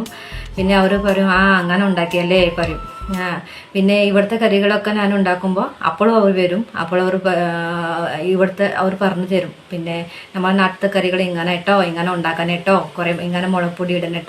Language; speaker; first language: Malayalam; non-native, local second language; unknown